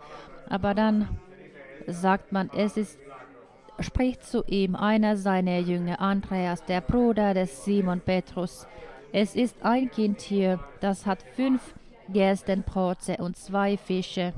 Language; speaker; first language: German; non-native, fluent; Finnish